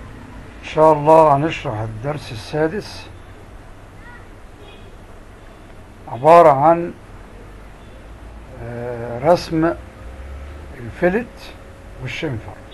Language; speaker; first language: Arabic; native; Arabic